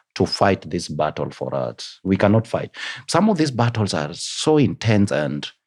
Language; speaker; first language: English; non-native, local second language; Luo (Kenya and Tanzania)